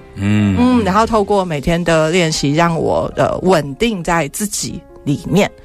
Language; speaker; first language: Chinese; native; Chinese